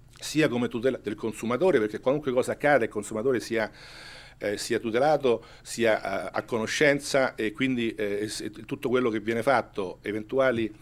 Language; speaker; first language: Italian; native; Italian